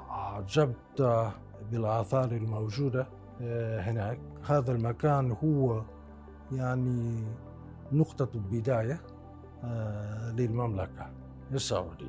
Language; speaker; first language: Arabic; non-native, fluent; Japanese